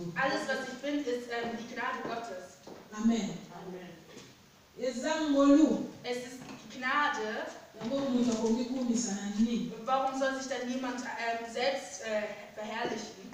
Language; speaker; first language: German; non-native, fluent; Lingala